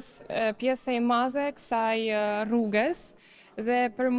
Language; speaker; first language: Albanian; non-native, learner; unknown